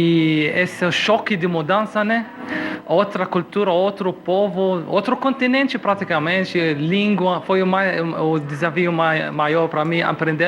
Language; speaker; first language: Portuguese; non-native, fluent; Arabic